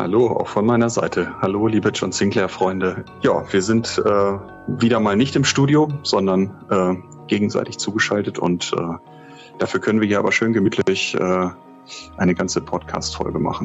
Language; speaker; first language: German; native; German